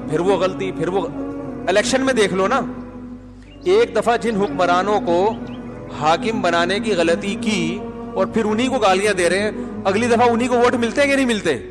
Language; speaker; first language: Urdu; native; Urdu